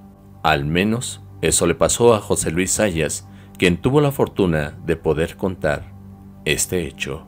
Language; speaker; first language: Spanish; native; Spanish